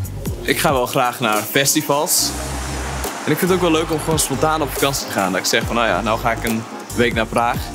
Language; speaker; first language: Dutch; native; Dutch